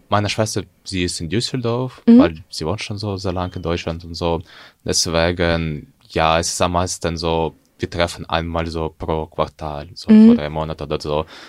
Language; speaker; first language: German; non-native, learner; Ukrainian